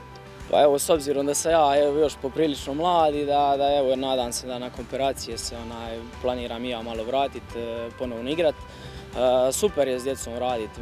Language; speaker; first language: Croatian; native; Croatian